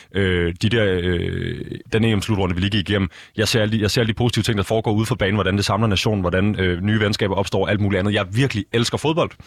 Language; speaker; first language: Danish; native; Danish